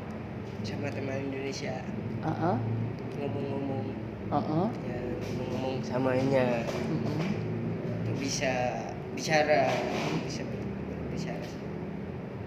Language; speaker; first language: Indonesian; non-native, learner; Malay